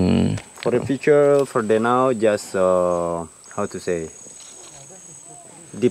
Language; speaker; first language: English; non-native, learner; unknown